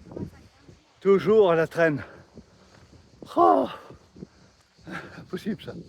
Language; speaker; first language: French; native; French